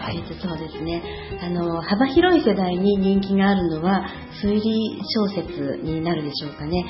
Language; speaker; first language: Japanese; native; Japanese